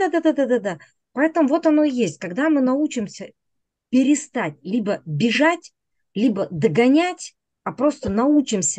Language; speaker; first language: Russian; native; Russian